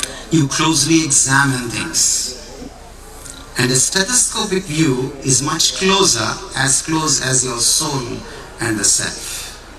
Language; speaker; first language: English; non-native, local second language; Telugu